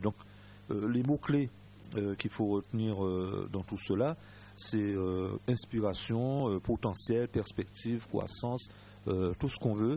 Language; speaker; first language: French; native; French